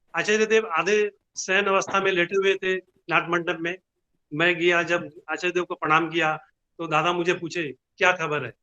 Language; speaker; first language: Hindi; non-native, local second language; Bangla